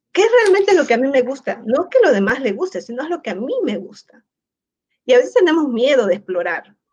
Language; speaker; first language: Spanish; native; Spanish